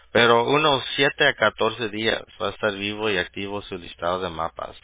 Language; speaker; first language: Spanish; early bilingual, heritage; Spanish